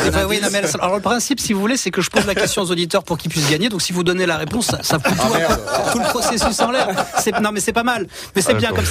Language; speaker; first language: French; native; French